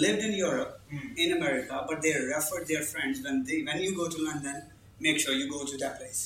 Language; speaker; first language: English; non-native, local second language; Punjabi